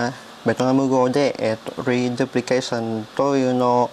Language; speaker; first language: Japanese; non-native, learner; Vietnamese